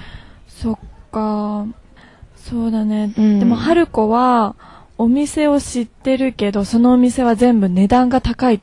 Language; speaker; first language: Japanese; native; Japanese